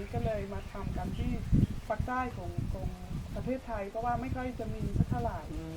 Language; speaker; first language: Thai; non-native, fluent; Dutch